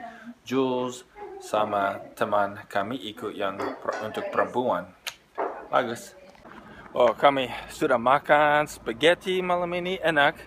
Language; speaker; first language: Indonesian; non-native, fluent; English